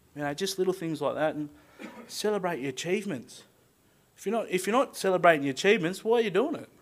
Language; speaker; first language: English; native; English